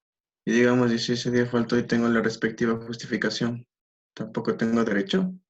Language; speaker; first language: Spanish; native; Spanish